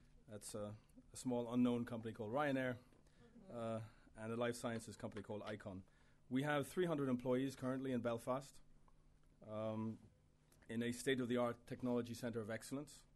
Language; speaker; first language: English; native; English